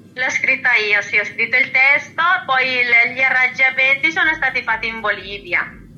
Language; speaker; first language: Italian; non-native, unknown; Spanish